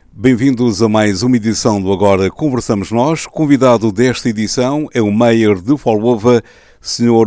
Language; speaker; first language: Portuguese; native; Portuguese